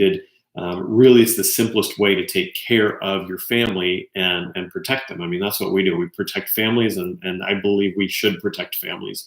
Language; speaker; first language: English; native; English